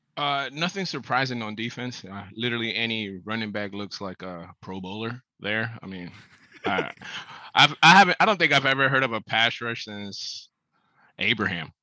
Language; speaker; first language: English; early bilingual, other home language; Spanish